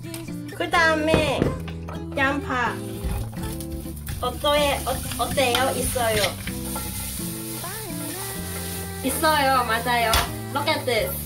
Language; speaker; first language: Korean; non-native, learner; Cantonese